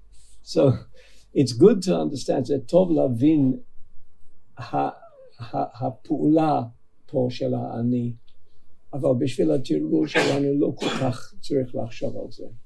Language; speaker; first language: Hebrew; non-native, fluent; English